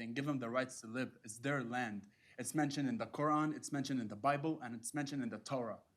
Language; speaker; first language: English; non-native, fluent; Arabic